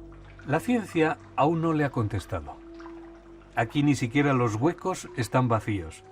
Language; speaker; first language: Spanish; native; Spanish